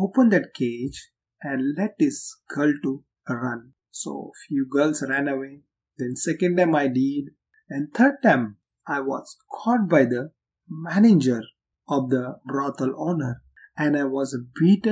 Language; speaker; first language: English; non-native, local second language; Hindi